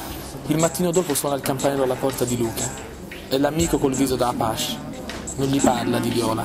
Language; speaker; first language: Italian; native; Italian